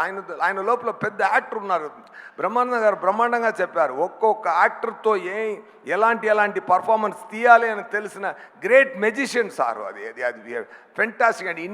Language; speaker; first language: Telugu; non-native, learner; Tamil